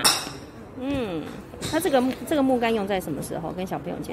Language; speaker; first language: Chinese; native; Chinese